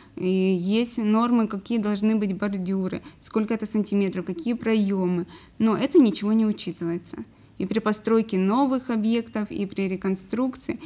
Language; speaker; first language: Russian; native; Russian